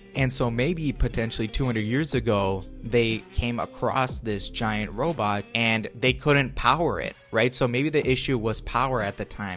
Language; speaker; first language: English; native; English